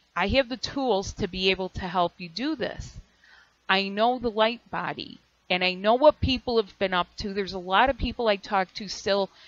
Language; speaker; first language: English; native; English